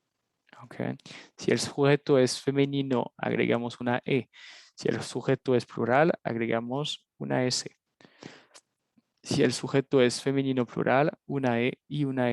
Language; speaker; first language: Spanish; non-native, fluent; French